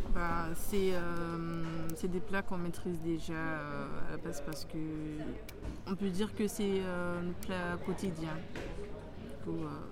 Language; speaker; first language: French; non-native, local second language; Comorian